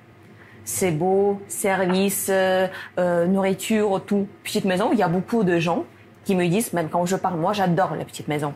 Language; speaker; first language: French; non-native, fluent; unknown